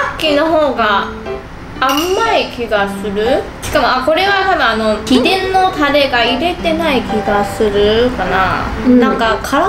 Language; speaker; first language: Japanese; non-native, fluent; Chinese